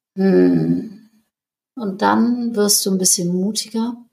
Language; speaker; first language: German; native; German